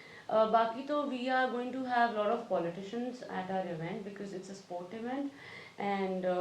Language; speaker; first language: Hindi; native; Hindi